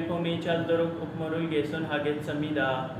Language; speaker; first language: Korean; non-native, learner; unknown